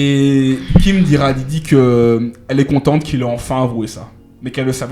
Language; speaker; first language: French; native; French